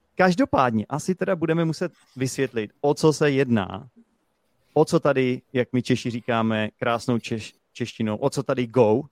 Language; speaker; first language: Czech; native; Czech